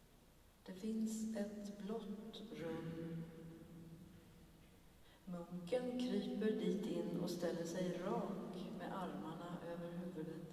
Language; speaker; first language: Swedish; native; Swedish